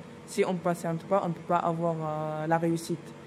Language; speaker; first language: French; non-native, fluent; Arabic